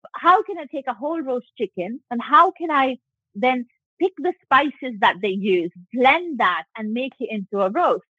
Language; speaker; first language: English; non-native, local second language; Punjabi